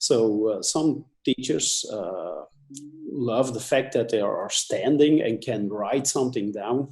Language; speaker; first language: English; non-native, fluent; Dutch